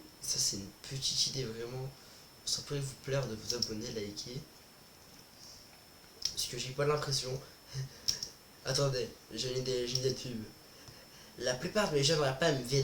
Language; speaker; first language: French; native; French